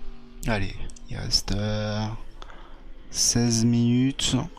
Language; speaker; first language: French; native; French